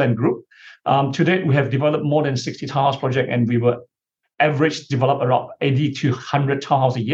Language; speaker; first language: English; non-native, local second language; Chinese